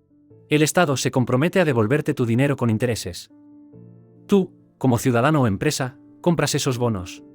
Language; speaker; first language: Spanish; native; Spanish